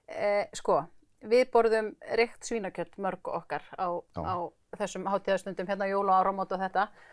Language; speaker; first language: Icelandic; native; Icelandic